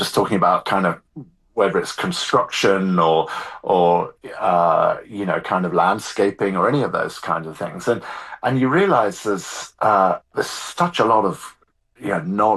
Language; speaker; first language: English; native; English